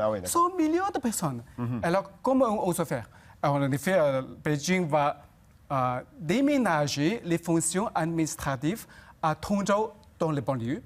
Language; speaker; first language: French; non-native, fluent; Chinese